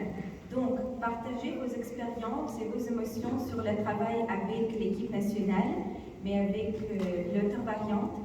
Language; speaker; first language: French; non-native, fluent; Ukrainian